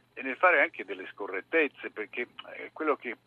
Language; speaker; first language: Italian; native; Italian